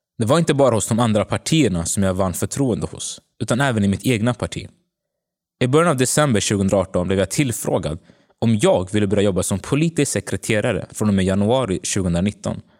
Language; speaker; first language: Swedish; early bilingual, other home language; Tigrinya